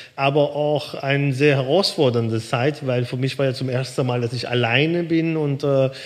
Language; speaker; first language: German; early bilingual, other home language; Persian